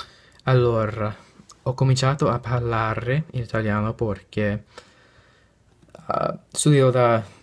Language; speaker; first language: Italian; non-native, learner; English